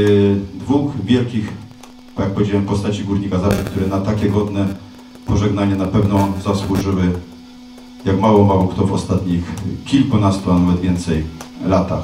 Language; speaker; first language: Polish; native; Polish